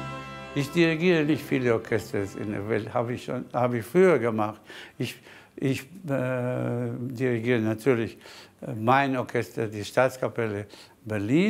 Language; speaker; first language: German; non-native, fluent; Spanish